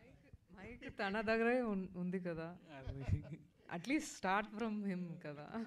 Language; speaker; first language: Telugu; non-native, fluent; Tamil